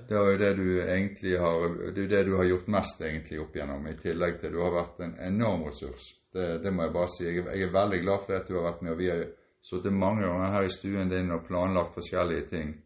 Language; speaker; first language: Norwegian; native; Norwegian